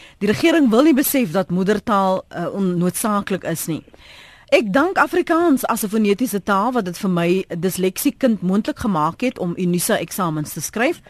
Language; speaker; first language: Afrikaans; native; Afrikaans